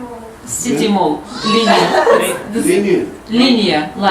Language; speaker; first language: Russian; native; Russian